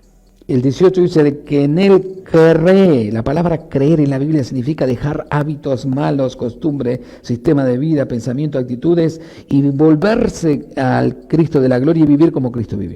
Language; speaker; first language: Spanish; native; Spanish